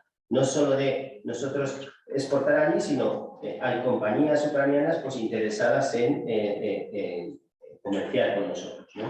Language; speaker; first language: Spanish; native; Spanish